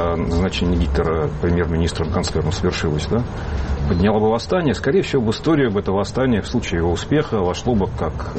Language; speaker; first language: Russian; native; Russian